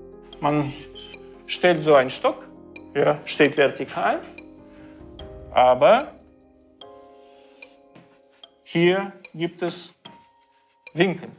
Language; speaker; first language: German; non-native, fluent; Russian